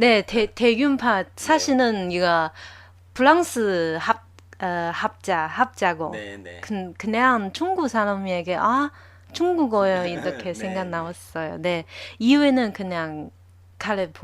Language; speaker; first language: Korean; non-native, learner; Chinese